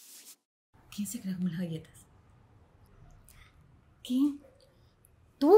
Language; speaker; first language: Spanish; native; Spanish